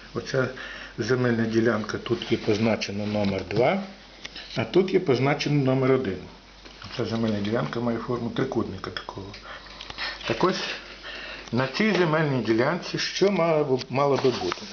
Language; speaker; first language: Ukrainian; native; Ukrainian